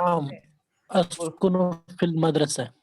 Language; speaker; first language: Arabic; non-native, learner; Urdu